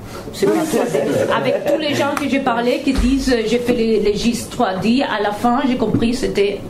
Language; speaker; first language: French; non-native, fluent; Italian